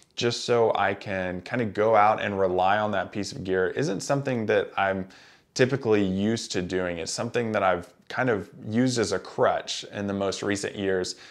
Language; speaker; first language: English; native; English